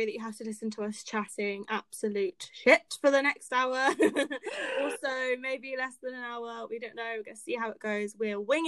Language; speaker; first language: English; native; English